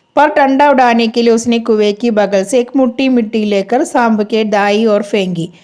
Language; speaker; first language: Hindi; non-native, local second language; Malayalam